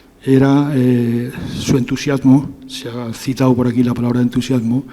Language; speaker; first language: Spanish; native; Spanish